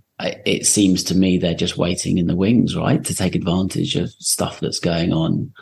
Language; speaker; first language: English; native; English